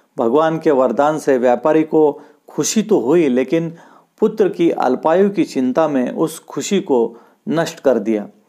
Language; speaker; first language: Hindi; non-native, local second language; Marathi